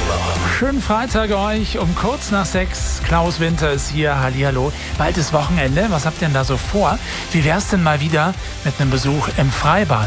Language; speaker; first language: German; native; German